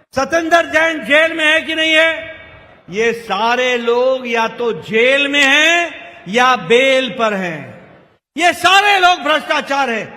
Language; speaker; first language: Hindi; native; Hindi